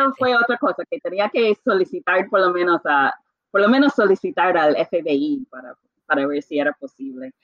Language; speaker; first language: Spanish; non-native, fluent; English